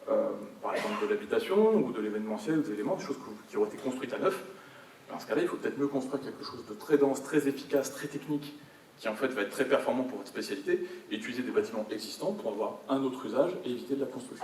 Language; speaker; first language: French; native; French